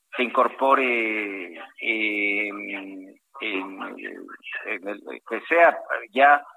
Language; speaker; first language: Spanish; native; Spanish